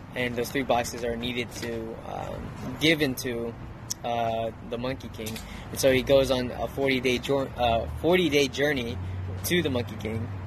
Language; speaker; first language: English; early bilingual, other home language; Spanish